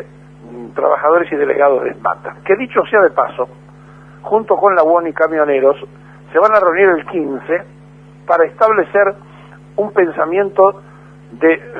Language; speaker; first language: Spanish; native; Spanish